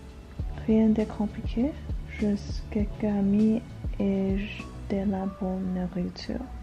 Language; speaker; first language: French; non-native, learner; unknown